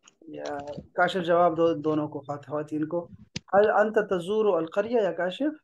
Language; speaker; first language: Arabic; non-native, fluent; Urdu